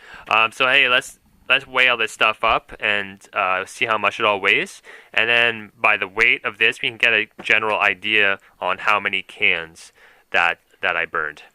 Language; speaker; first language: English; native; English